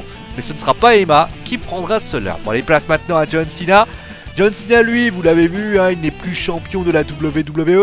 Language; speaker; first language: French; native; French